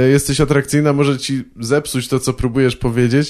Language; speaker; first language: Polish; native; Polish